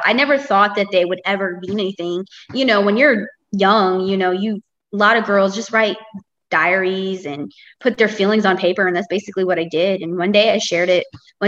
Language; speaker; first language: English; native; English